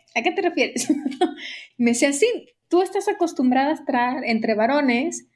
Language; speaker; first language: Spanish; native; Spanish